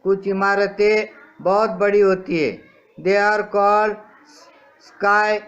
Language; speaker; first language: Hindi; non-native, local second language; Marathi